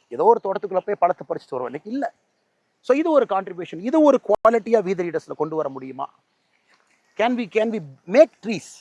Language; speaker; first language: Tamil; native; Tamil